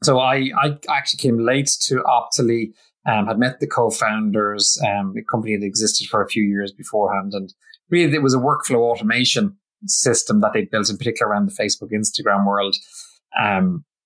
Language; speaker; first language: English; native; English